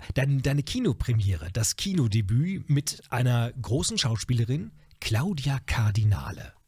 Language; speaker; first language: German; native; German